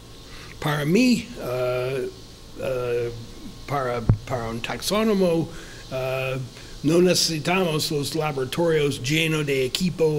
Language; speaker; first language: Spanish; non-native, fluent; English